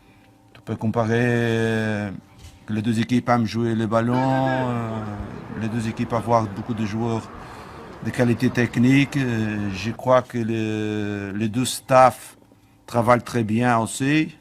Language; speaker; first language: French; non-native, learner; Portuguese